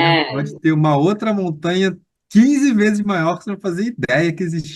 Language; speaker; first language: Portuguese; native; Portuguese